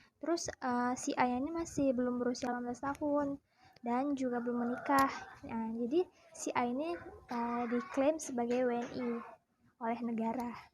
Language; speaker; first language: Indonesian; native; Indonesian